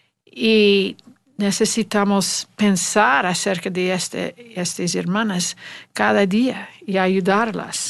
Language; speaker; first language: Spanish; non-native, learner; English